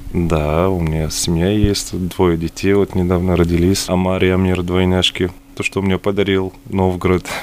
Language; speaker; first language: Russian; early bilingual, other home language; Arabic